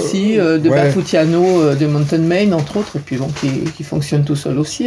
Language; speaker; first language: French; native; French